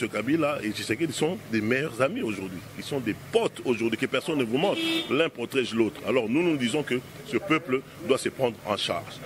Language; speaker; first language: French; non-native, local second language; Lingala